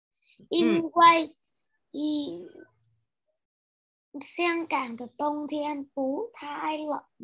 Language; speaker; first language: Chinese; non-native, learner; Vietnamese